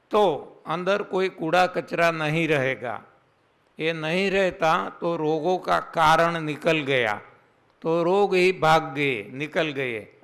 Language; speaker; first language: Hindi; non-native, local second language; Gujarati